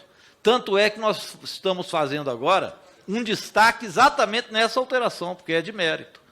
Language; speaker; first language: Portuguese; native; Portuguese